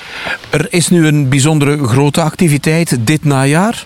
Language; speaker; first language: Dutch; native; Dutch